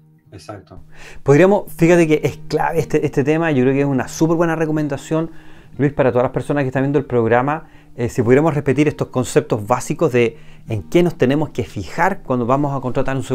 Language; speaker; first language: Spanish; native; Spanish